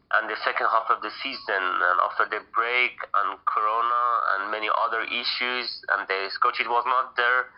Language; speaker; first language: English; non-native, fluent; Persian